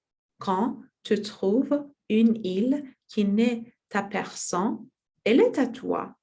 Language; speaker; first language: French; non-native, learner; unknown